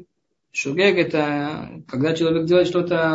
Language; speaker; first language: Russian; early bilingual, heritage; Hebrew